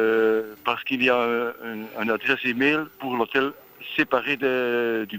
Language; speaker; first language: French; non-native, local second language; Dutch